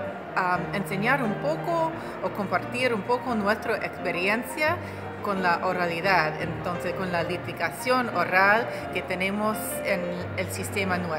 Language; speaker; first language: Spanish; non-native, fluent; English